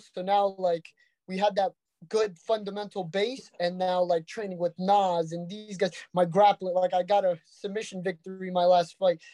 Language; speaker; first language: English; native; English